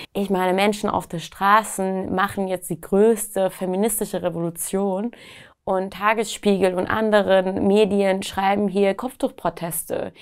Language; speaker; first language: German; non-native, fluent; Persian